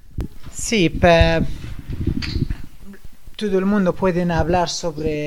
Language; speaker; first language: Spanish; non-native, fluent; Persian